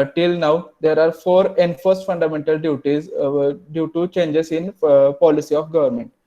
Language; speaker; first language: English; non-native, local second language; Marathi